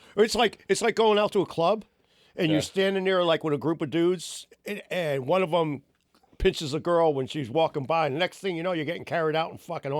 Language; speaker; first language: English; native; English